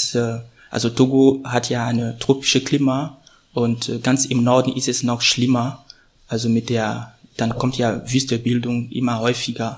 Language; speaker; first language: German; non-native, fluent; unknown